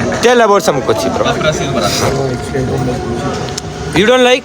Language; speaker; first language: English; non-native, local second language; Malayalam